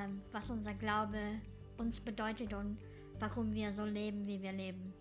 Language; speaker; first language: German; non-native, local second language; English